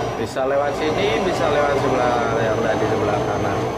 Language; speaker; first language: Indonesian; native; Indonesian